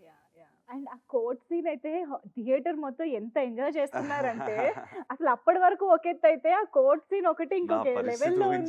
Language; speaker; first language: Telugu; native; Telugu